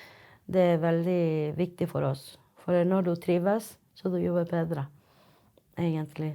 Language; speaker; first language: Norwegian; non-native, fluent; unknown